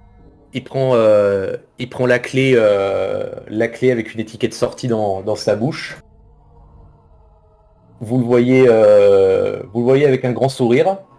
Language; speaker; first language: French; native; French